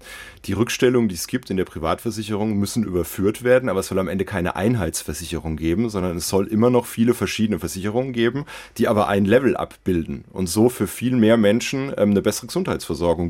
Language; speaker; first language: German; native; German